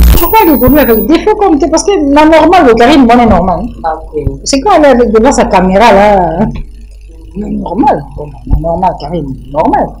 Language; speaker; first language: French; non-native, local second language; Lingala